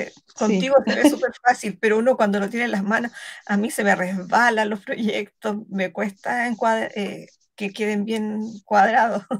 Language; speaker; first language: Spanish; native; Spanish